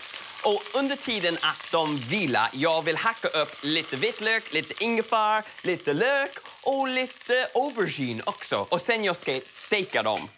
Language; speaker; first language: Swedish; non-native, learner; English